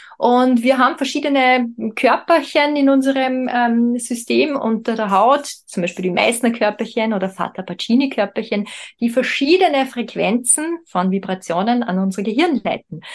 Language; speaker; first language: German; native; German